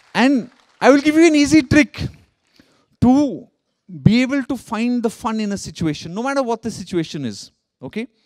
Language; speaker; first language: English; non-native, local second language; Hindi